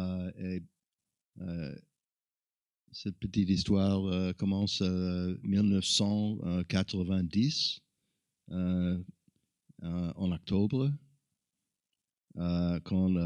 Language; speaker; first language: French; non-native, learner; English